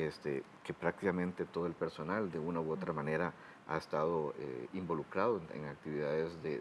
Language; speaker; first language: Spanish; native; Spanish